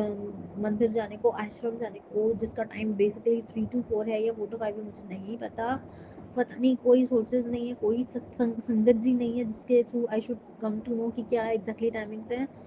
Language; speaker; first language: Hindi; native; Hindi